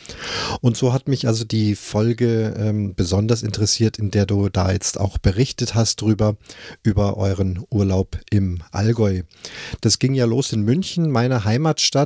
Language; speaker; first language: German; native; German